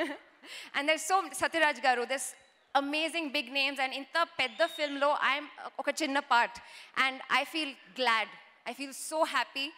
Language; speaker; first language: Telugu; non-native, learner; Kannada